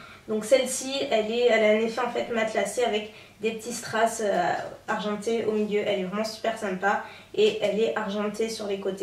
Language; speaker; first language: French; native; French